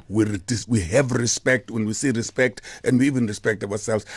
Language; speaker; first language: English; non-native, local second language; Xhosa